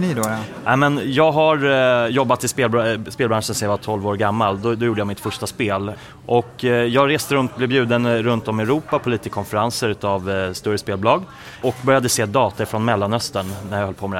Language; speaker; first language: Swedish; native; Swedish